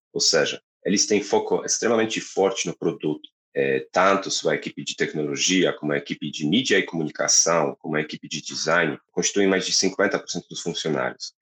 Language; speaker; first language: Portuguese; non-native, fluent; Polish